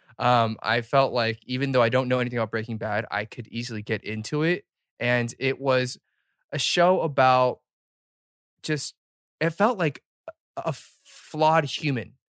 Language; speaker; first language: English; early bilingual, other home language; Korean